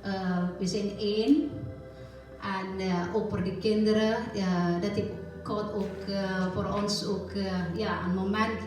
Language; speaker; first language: Dutch; non-native, learner; Indonesian